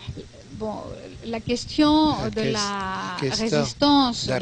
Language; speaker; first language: French; non-native, fluent; Greek